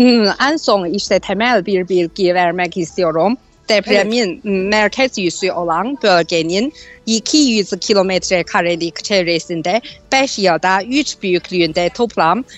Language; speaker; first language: Turkish; non-native, fluent; Chinese